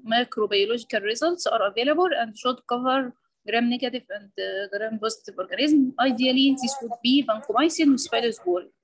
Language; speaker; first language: English; non-native, fluent; Arabic